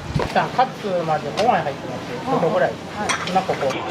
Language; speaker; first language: Japanese; native; Japanese